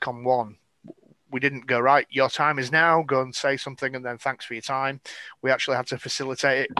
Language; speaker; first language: English; native; English